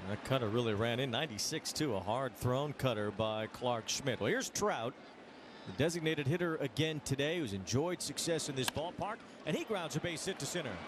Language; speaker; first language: English; native; English